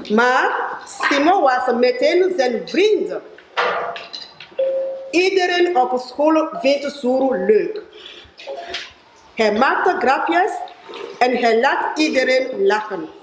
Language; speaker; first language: Dutch; non-native, fluent; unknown